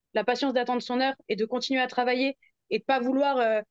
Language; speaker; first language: French; native; French